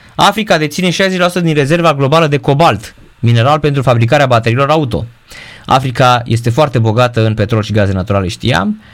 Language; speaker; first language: Romanian; native; Romanian